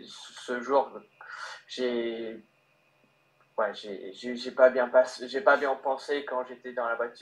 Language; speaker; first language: French; early bilingual, heritage; French